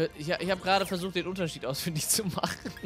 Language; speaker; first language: German; native; German